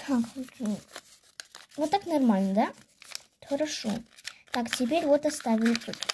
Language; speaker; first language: Russian; native; Russian